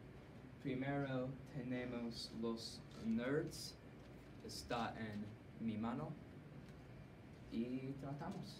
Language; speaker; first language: Spanish; non-native, learner; English